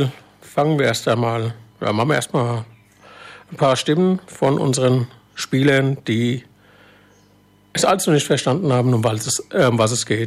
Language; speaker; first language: German; native; German